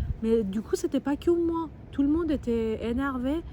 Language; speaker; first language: French; non-native, fluent; Persian